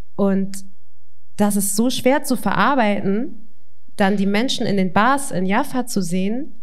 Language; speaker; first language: German; native; German